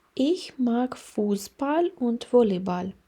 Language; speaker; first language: German; non-native, fluent; Ukrainian